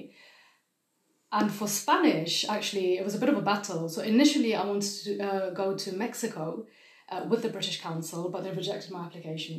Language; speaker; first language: English; non-native, fluent; German